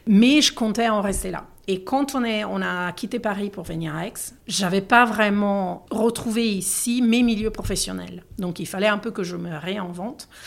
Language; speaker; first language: French; non-native, fluent; Italian